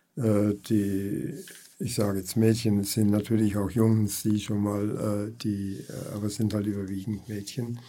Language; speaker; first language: German; native; German